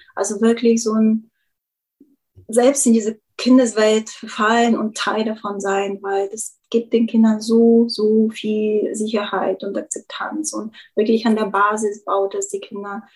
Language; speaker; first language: German; non-native, fluent; Bulgarian